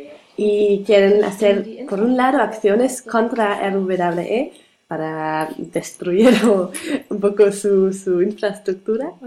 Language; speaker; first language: Spanish; non-native, learner; German